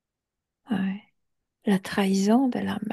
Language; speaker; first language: French; non-native, fluent; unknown